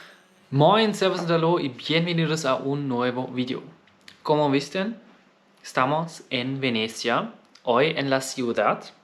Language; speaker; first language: Spanish; non-native, fluent; German